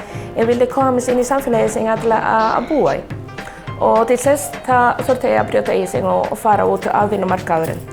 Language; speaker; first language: Icelandic; non-native, learner; Spanish